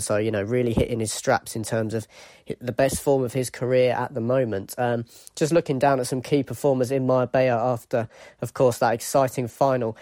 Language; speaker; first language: English; native; English